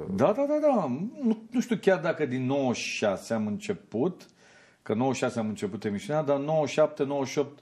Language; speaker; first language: Romanian; native; Romanian